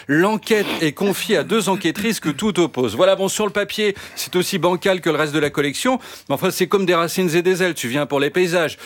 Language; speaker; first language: French; native; French